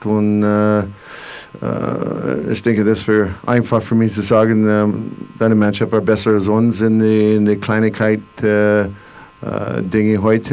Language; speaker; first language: German; non-native, learner; English